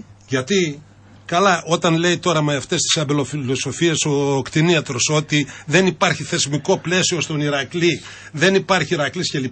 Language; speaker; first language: Greek; native; Greek